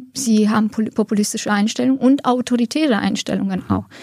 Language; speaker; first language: German; early bilingual, other home language; Romanian